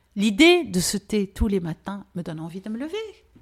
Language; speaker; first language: French; native; French